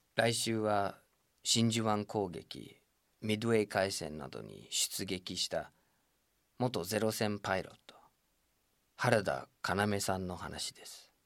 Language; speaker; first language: Japanese; non-native, fluent; English